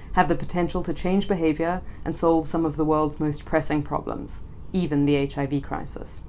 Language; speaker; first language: English; native; English